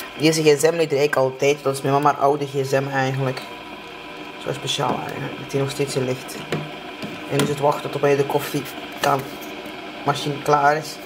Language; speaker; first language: Dutch; native; Dutch